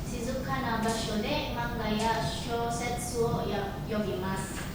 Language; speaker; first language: Japanese; non-native, learner; Indonesian